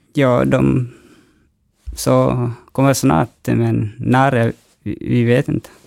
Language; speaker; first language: Swedish; non-native, learner; Oromo